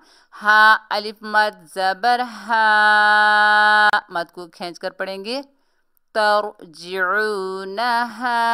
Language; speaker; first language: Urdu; native; Urdu